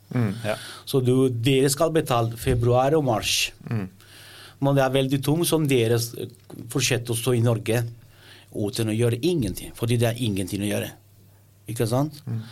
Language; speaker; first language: Norwegian; non-native, learner; Italian